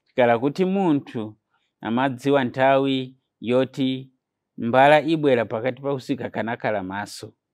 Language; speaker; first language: Nyanja; non-native, fluent; Nyankole